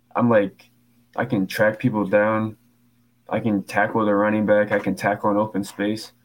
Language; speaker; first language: English; native; English